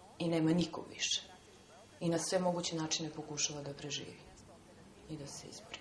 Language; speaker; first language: Serbian; non-native, fluent; Armenian